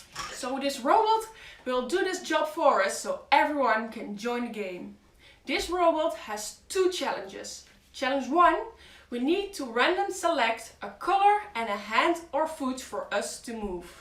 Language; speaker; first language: English; non-native, fluent; Dutch